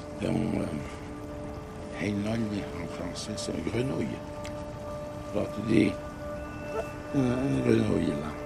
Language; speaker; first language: French; non-native, fluent; Italian